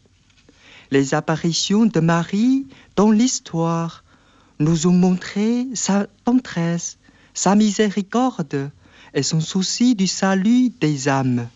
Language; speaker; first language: French; non-native, fluent; Chinese